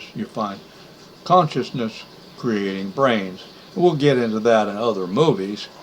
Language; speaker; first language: English; native; English